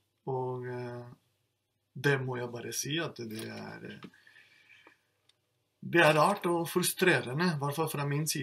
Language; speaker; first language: Norwegian; non-native, fluent; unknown